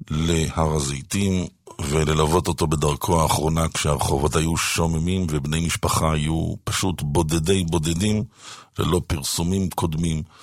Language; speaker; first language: Hebrew; native; Hebrew